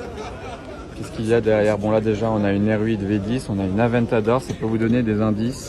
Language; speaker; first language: French; native; French